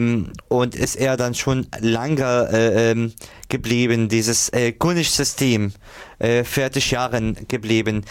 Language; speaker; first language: German; non-native, fluent; Arabic